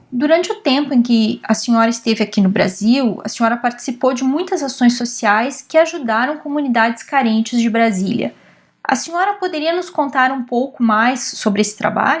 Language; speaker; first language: Portuguese; native; Portuguese